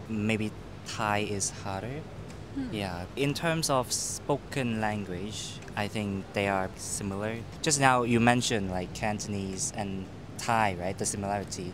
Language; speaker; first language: English; non-native, local second language; Cantonese